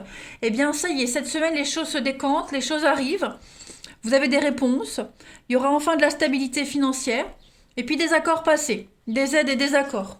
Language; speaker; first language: French; native; French